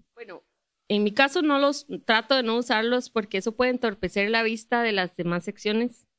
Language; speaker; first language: Spanish; native; Spanish